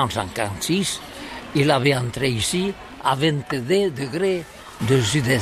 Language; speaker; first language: French; non-native, learner; Catalan